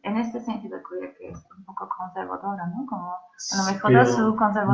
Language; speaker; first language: Spanish; non-native, learner; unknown